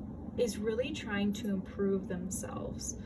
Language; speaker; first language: English; native; English